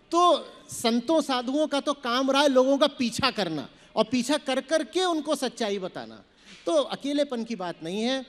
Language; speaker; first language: Hindi; native; Hindi